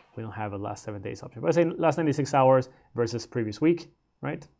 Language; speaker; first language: English; native; English